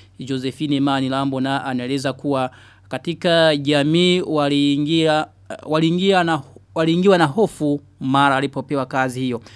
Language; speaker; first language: Swahili; non-native, local second language; Rundi